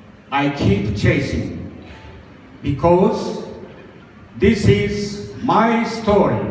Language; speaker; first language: English; non-native, learner; Japanese